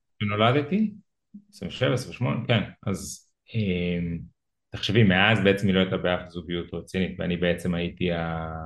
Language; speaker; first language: Hebrew; early bilingual, other home language; Russian